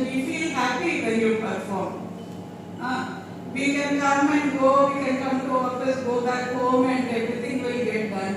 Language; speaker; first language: English; non-native, local second language; Telugu